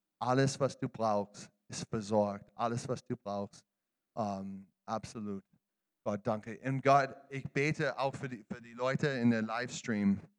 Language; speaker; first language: German; non-native, learner; English